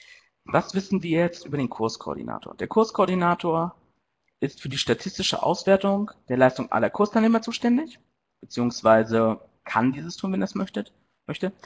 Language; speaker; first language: German; native; German